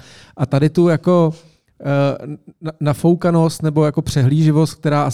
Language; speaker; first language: Czech; native; Czech